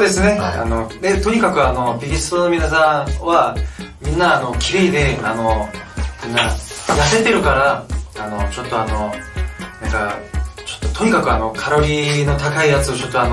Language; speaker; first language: Japanese; non-native, fluent; Korean